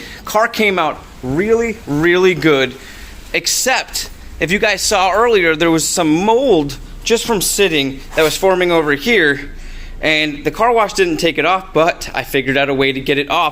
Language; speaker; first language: English; native; English